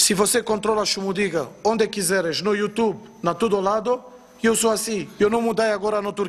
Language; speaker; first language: Portuguese; non-native, learner; Spanish